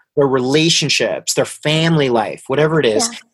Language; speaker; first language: English; early bilingual, other home language; Hindi